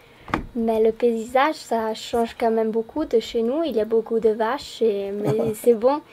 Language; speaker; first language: French; non-native, fluent; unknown